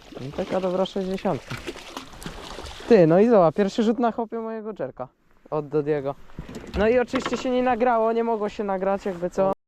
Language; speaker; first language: Polish; native; Polish